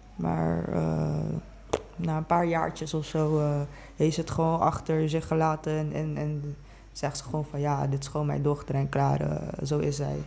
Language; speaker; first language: Dutch; early bilingual, other home language; Portuguese